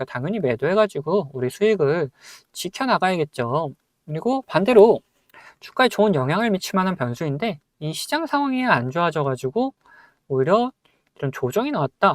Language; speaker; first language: Korean; native; Korean